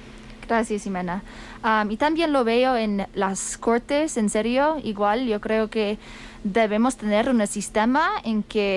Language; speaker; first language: Spanish; non-native, fluent; English